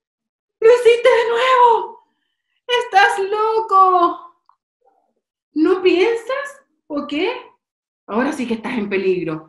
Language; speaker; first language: Spanish; native; Spanish